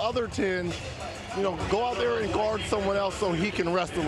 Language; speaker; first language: English; native; English